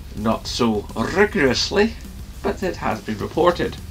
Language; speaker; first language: English; native; English